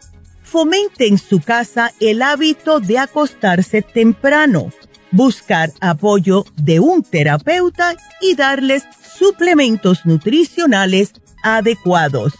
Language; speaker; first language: Spanish; native; Spanish